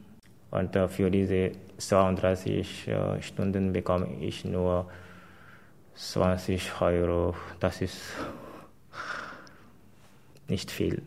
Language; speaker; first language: German; non-native, fluent; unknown